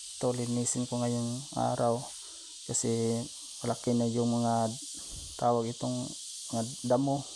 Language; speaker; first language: Filipino; non-native, local second language; Cebuano